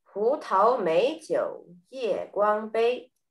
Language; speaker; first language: Chinese; early bilingual, heritage; Chinese